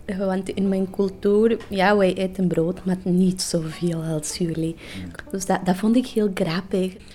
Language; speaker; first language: Dutch; non-native, learner; Spanish